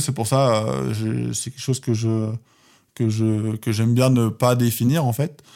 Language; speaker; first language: French; native; French